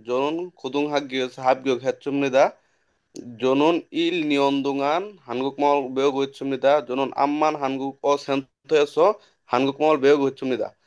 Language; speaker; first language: Korean; non-native, learner; Bangla